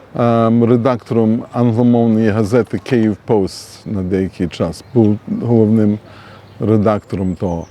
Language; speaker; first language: Ukrainian; early bilingual, heritage; Ukrainian